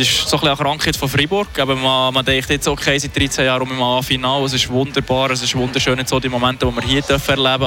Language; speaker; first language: German; native; German